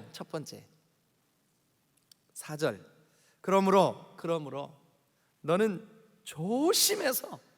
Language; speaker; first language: Korean; native; Korean